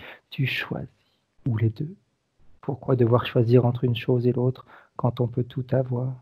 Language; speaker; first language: French; native; French